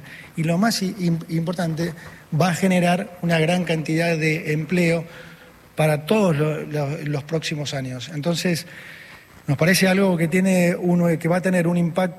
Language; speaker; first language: Spanish; native; Spanish